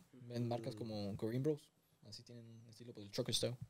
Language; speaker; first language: Spanish; early bilingual, heritage; Spanish